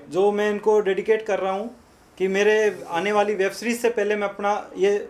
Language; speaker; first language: Hindi; native; Hindi